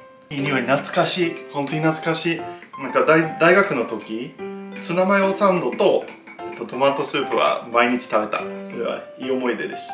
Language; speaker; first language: Japanese; non-native, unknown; English